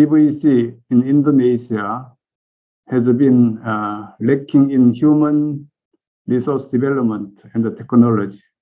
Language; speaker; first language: English; non-native, learner; Korean